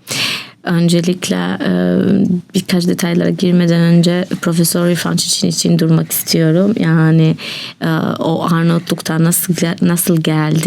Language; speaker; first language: Turkish; non-native, learner; Albanian